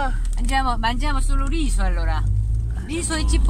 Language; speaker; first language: Italian; non-native, learner; Korean